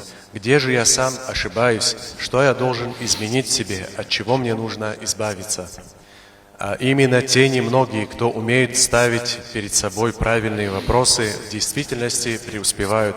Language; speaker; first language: Russian; non-native, local second language; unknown